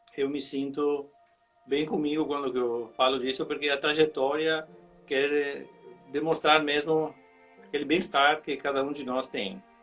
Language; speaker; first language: Portuguese; non-native, fluent; Italian